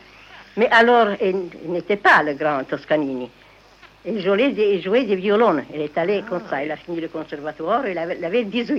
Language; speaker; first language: French; non-native, fluent; Italian